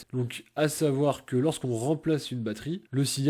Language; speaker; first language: French; native; French